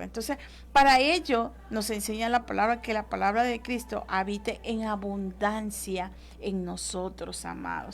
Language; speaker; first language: Spanish; native; Spanish